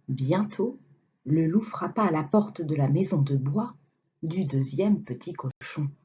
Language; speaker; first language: French; native; French